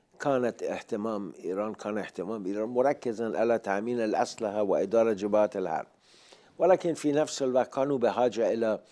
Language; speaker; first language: Arabic; non-native, fluent; Persian